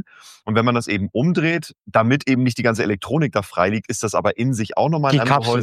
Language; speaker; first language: German; native; German